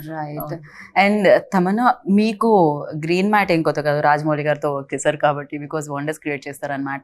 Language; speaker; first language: Telugu; native; Telugu